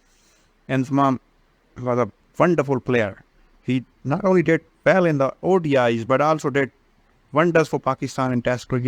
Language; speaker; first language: English; non-native, local second language; Urdu